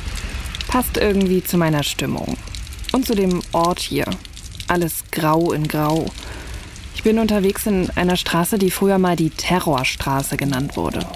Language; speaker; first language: German; native; German